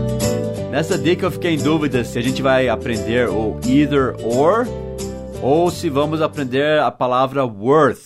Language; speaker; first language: Portuguese; non-native, fluent; English